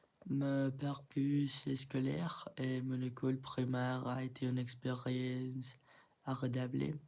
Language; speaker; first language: French; non-native, learner; Spanish